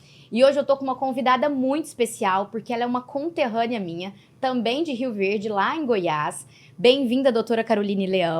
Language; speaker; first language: Portuguese; native; Portuguese